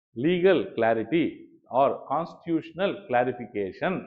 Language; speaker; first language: English; non-native, local second language; Tamil